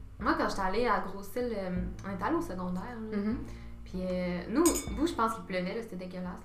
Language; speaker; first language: French; native; French